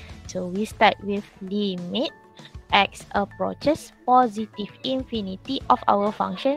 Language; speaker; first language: English; non-native, local second language; Malay